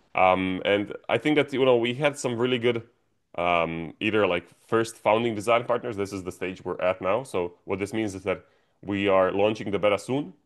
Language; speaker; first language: English; non-native, fluent; Croatian